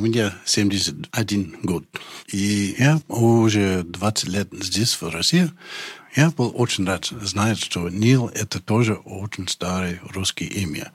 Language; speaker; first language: Russian; non-native, learner; English